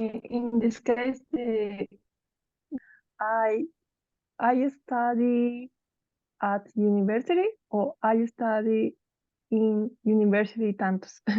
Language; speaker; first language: English; non-native, learner; Spanish